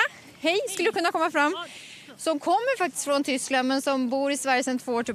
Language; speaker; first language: Swedish; native; Swedish